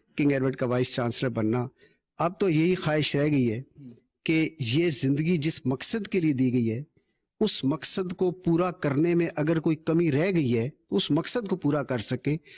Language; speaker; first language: Urdu; non-native, local second language; Punjabi